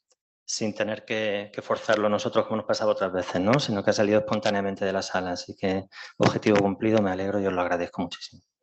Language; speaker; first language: Spanish; native; Spanish